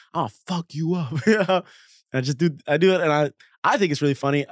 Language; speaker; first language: English; early bilingual, other home language; Arabic